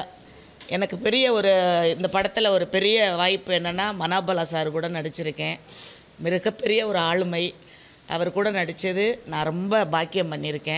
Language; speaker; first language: Tamil; native; Tamil